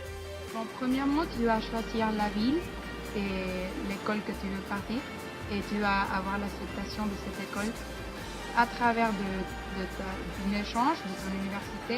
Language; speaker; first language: French; non-native, fluent; Spanish